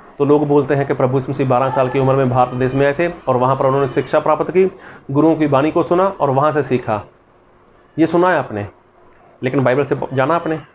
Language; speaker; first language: Hindi; non-native, local second language; Punjabi